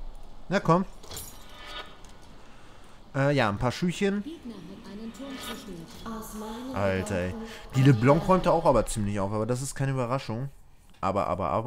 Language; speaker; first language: German; native; German